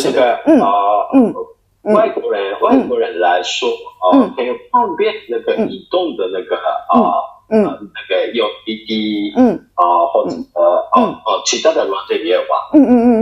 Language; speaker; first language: Chinese; non-native, fluent; Japanese